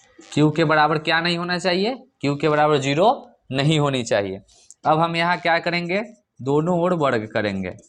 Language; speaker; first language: Hindi; native; Hindi